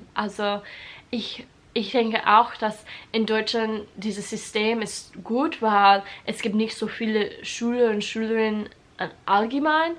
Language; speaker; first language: German; non-native, learner; English